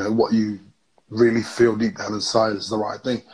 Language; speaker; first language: English; native; English